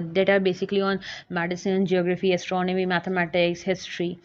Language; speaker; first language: English; non-native, local second language; Urdu